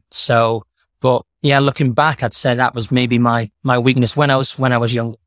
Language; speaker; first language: English; native; English